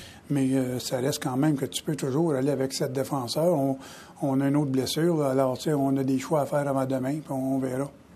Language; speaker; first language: French; native; French